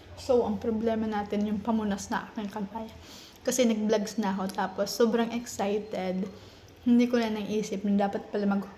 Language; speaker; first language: Filipino; non-native, local second language; Bikol